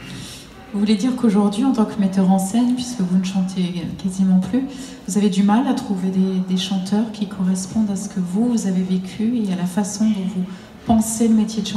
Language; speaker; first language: French; native; French